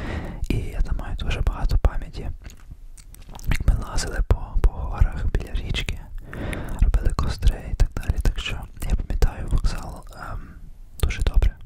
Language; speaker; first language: Ukrainian; early bilingual, heritage; Ukrainian